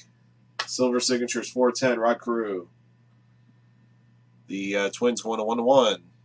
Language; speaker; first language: English; native; English